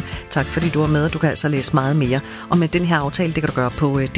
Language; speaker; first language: Danish; native; Danish